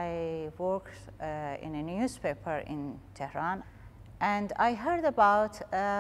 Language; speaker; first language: English; non-native, learner; Persian